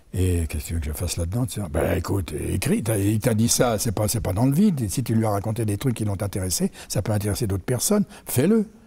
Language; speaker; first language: French; native; French